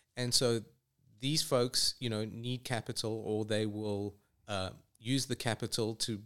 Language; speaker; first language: English; native; English